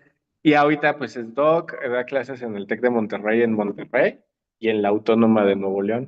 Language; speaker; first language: Spanish; native; Spanish